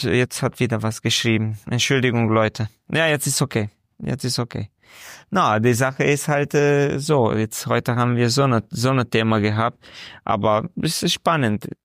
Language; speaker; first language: German; non-native, learner; Romanian